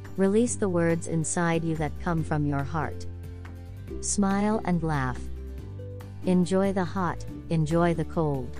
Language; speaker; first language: English; non-native, fluent; Thai